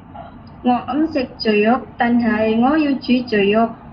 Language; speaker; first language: Cantonese; non-native, learner; Indonesian